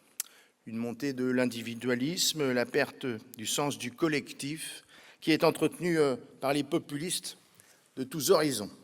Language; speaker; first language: French; native; French